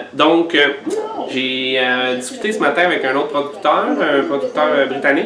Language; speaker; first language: French; native; French